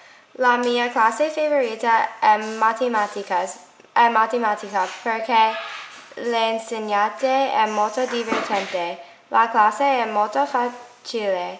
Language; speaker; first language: Italian; non-native, learner; English